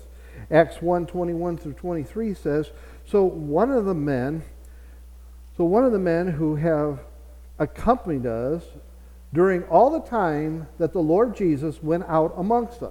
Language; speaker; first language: English; native; English